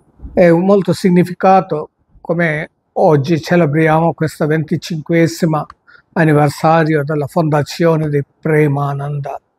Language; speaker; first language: Italian; non-native, fluent; Telugu